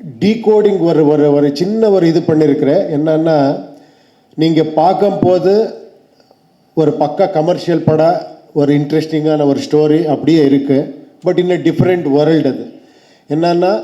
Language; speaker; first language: Tamil; non-native, learner; Kannada